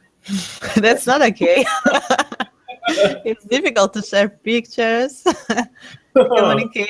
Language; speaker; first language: English; non-native, learner; Russian